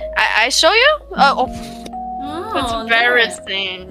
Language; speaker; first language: English; non-native, learner; German